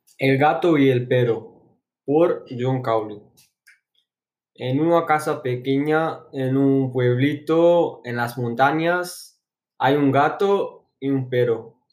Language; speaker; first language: Spanish; non-native, learner; English